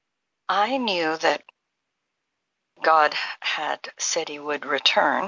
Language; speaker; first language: English; native; English